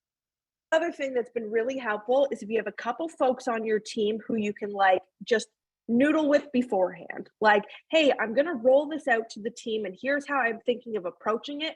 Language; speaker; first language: English; native; English